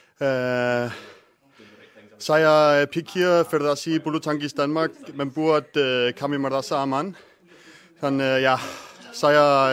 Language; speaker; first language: Indonesian; non-native, learner; Danish